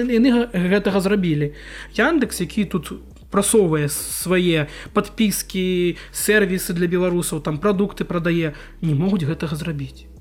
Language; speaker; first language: Belarusian; non-native, local second language; Russian